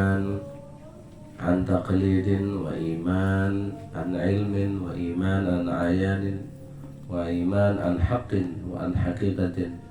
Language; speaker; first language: Arabic; non-native, fluent; Indonesian